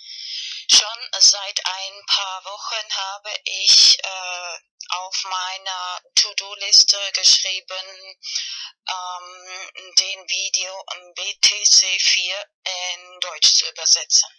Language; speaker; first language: German; non-native, learner; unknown